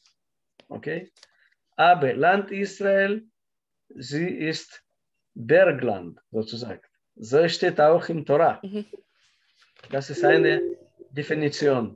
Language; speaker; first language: German; non-native, learner; Russian